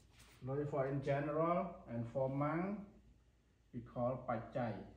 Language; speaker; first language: English; non-native, learner; Khmer